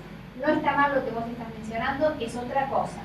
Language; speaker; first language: Spanish; native; Spanish